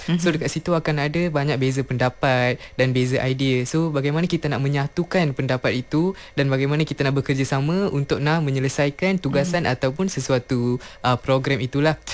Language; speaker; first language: Malay; non-native, local second language; Tamil